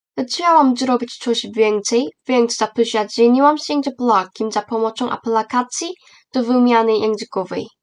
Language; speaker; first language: Polish; non-native, learner; Korean